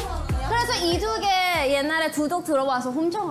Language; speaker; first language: Korean; non-native, fluent; Thai